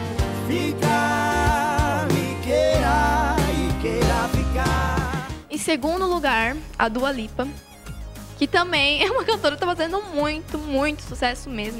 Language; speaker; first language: Portuguese; native; Portuguese